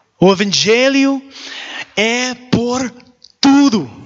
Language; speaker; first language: Portuguese; non-native, learner; English